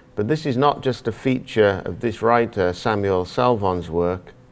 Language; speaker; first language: English; native; English